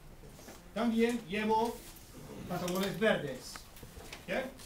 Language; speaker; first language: Spanish; non-native, fluent; English